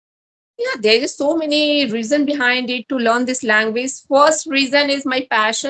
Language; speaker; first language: English; non-native, learner; Hindi